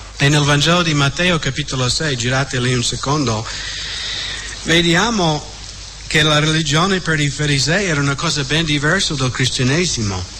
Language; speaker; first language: Italian; non-native, fluent; English